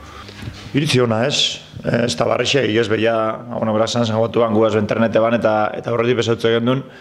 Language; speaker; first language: Basque; native; Basque